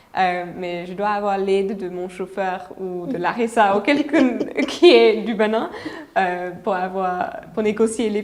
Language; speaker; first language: French; non-native, fluent; English